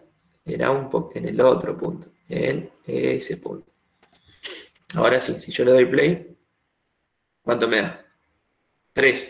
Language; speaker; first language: Spanish; native; Spanish